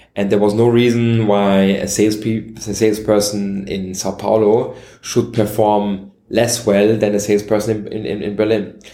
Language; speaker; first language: English; non-native, fluent; German